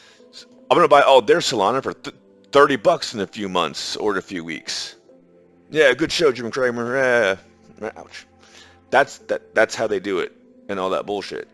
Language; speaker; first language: English; native; English